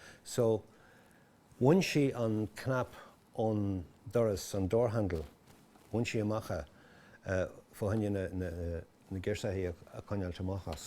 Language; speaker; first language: Irish; non-native, local second language; English